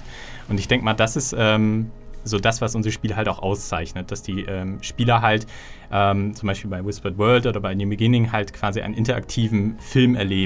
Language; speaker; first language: German; native; German